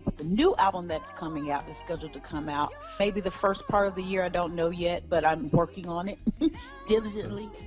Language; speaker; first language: English; native; English